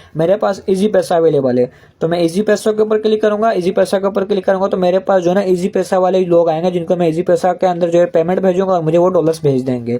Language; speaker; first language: Urdu; non-native, local second language; Punjabi